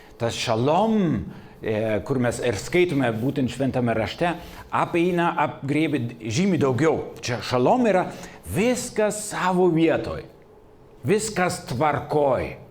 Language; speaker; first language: Lithuanian; non-native, fluent; German